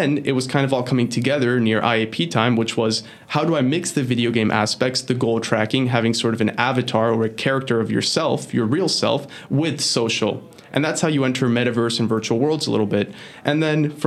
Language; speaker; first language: English; early bilingual, other home language; Spanish